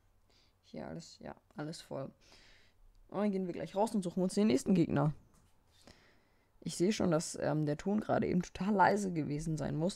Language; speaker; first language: German; native; German